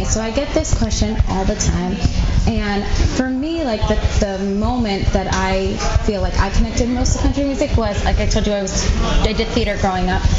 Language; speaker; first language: English; native; English